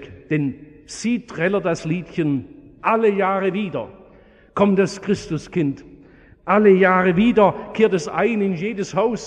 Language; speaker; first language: German; native; German